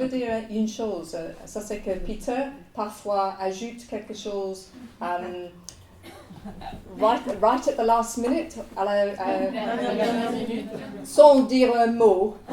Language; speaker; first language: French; non-native, fluent; English